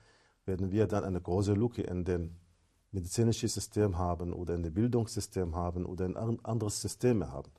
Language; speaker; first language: German; non-native, fluent; Arabic